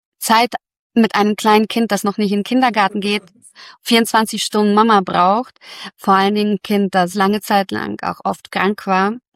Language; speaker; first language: German; early bilingual, other home language; Russian